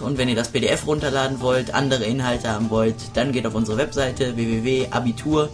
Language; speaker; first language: German; native; German